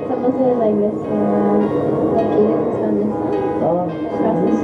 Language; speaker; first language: Spanish; early bilingual, heritage; Spanish